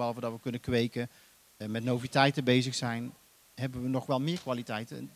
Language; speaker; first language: Dutch; native; Dutch